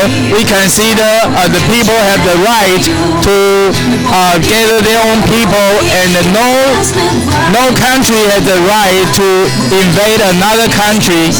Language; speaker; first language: English; non-native, learner; Chinese